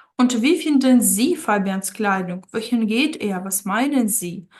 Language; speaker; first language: German; non-native, fluent; Ukrainian